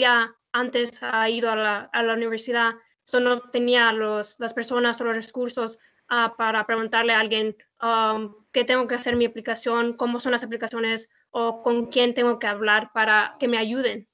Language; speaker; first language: Spanish; early bilingual, other home language; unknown